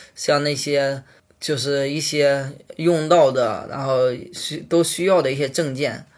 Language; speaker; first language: Chinese; native; Chinese